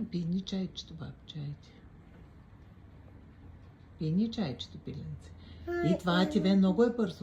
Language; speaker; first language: Bulgarian; native; Bulgarian